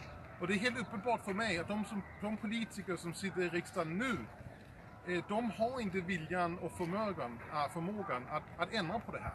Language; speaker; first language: Swedish; early bilingual, heritage; Danish